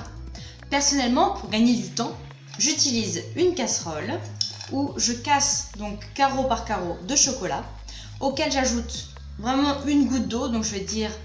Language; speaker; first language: French; native; French